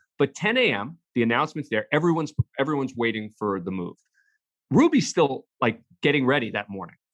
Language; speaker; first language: English; native; English